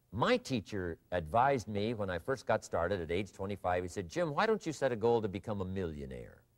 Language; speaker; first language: English; native; English